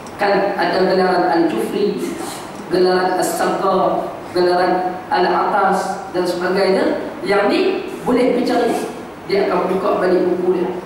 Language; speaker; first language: Malay; native; Malay